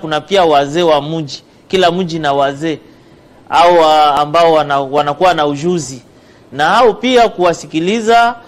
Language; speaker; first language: Swahili; native; Swahili